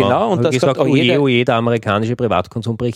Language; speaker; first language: German; native; German